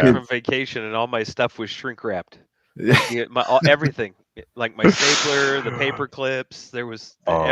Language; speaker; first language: English; native; English